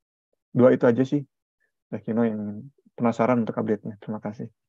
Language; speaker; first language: Indonesian; native; Indonesian